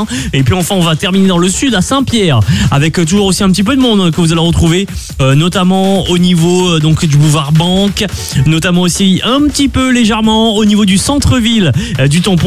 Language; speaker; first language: French; native; French